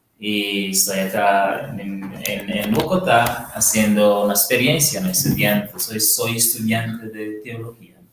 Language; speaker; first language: Spanish; non-native, learner; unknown